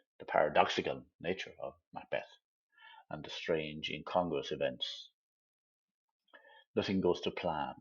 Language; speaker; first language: English; native; English